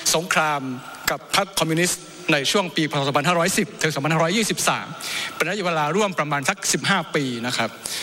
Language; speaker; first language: Thai; non-native, local second language; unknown